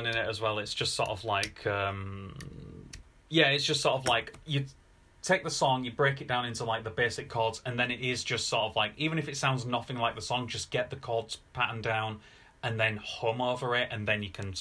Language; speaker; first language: English; native; English